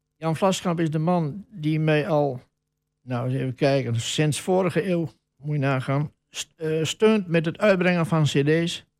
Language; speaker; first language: Dutch; native; Dutch